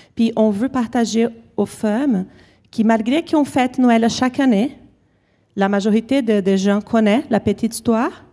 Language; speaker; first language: French; non-native, fluent; Portuguese